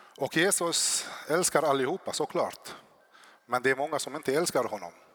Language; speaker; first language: Swedish; non-native, fluent; Arabic